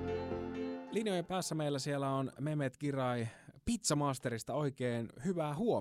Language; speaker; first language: Finnish; native; Finnish